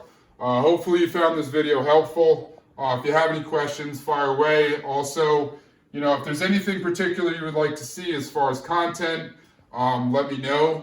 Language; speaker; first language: English; native; English